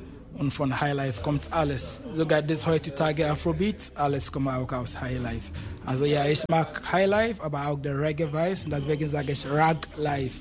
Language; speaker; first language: German; non-native, fluent; Akan